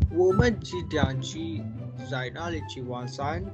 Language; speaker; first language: Chinese; non-native, learner; Malay